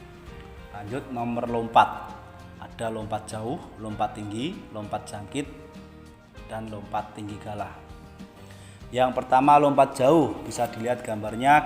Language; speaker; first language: Indonesian; native; Indonesian